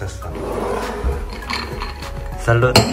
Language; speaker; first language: Spanish; non-native, learner; Korean